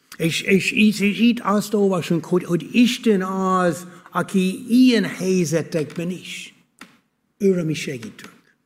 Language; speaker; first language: Hungarian; non-native, fluent; English